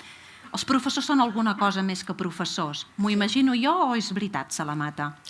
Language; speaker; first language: Catalan; native; Catalan